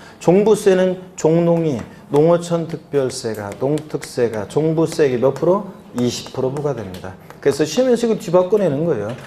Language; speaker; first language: Korean; native; Korean